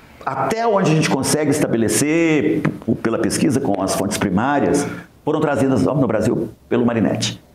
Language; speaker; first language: Portuguese; native; Portuguese